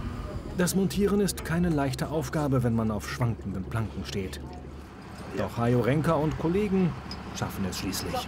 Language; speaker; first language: German; native; German